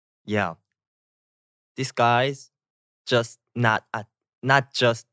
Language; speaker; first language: English; non-native, learner; Korean